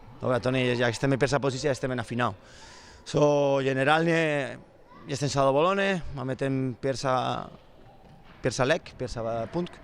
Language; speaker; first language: Polish; non-native, learner; Spanish